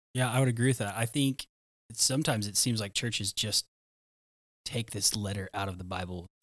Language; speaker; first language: English; native; English